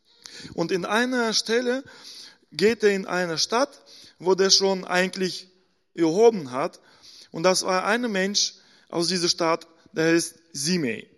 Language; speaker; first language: German; non-native, fluent; Russian